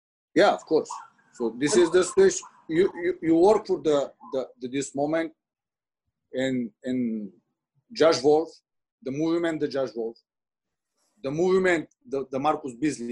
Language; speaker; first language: English; non-native, learner; Bulgarian